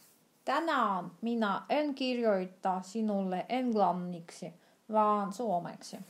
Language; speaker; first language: Finnish; non-native, fluent; Russian